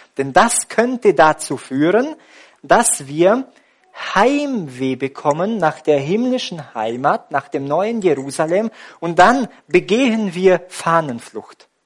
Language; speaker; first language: German; native; German